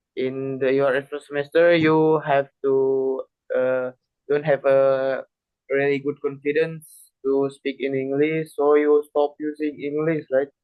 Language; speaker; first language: English; non-native, learner; Indonesian